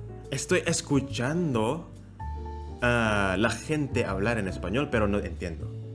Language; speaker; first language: Spanish; non-native, learner; Indonesian